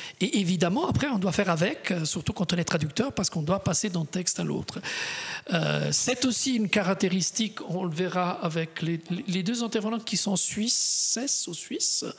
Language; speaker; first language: French; non-native, fluent; Italian